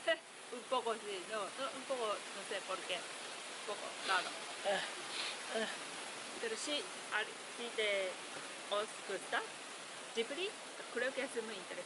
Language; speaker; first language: Spanish; non-native, learner; Japanese